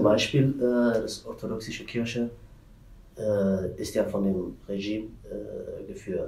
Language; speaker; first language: German; non-native, fluent; Tigrinya